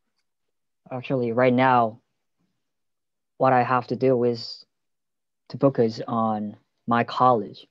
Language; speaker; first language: English; non-native, learner; Korean